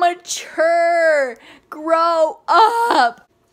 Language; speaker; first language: English; early bilingual, other home language; Spanish